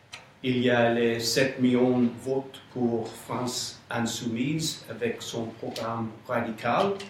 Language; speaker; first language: French; non-native, fluent; English